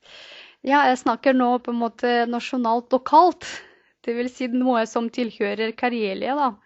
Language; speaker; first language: Norwegian; non-native, fluent; Russian